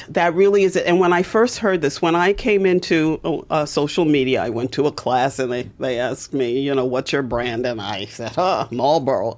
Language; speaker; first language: English; native; English